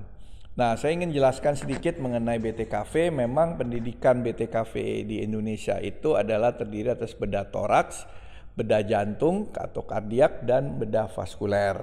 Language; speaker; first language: Indonesian; native; Indonesian